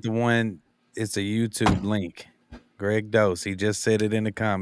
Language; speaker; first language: English; native; English